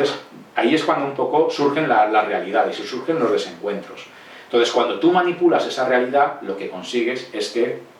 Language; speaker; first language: Spanish; native; Spanish